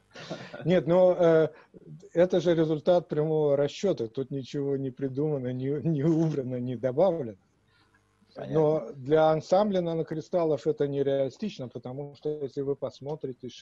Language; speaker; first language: Russian; native; Russian